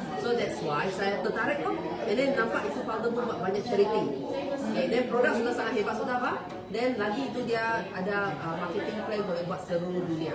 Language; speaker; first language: Malay; non-native, local second language; Chinese